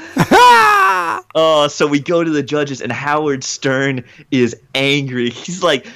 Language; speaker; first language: English; native; English